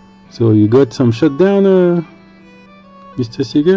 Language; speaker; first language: English; non-native, fluent; French